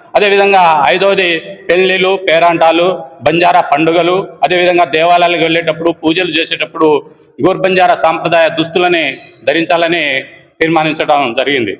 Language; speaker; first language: Telugu; non-native, local second language; Lambadi